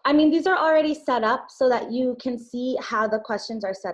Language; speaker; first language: English; native; English